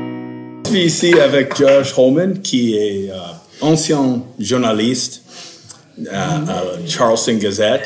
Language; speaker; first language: French; non-native, fluent; English